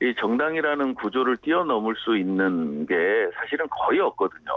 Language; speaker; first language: Korean; native; Korean